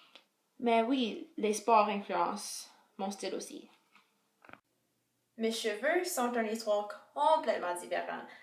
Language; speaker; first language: French; non-native, local second language; English